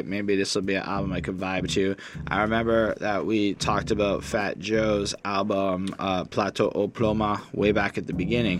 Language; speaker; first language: English; native; English